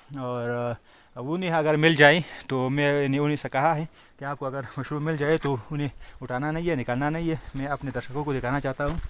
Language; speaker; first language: Hindi; non-native, fluent; Pashto